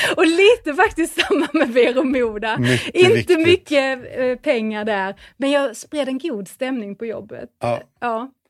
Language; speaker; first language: Swedish; native; Swedish